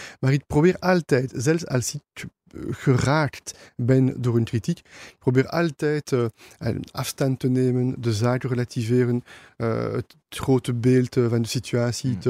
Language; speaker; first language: Dutch; non-native, local second language; French